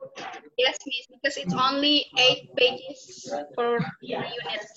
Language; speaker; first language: English; non-native, local second language; Indonesian